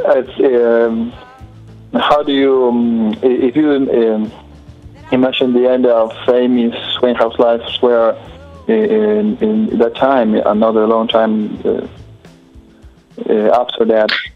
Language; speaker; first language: English; non-native, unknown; Spanish